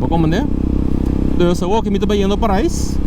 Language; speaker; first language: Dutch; non-native, local second language; Papiamento